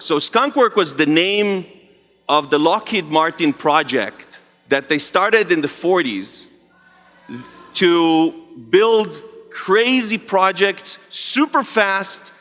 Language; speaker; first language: English; non-native, fluent; Hebrew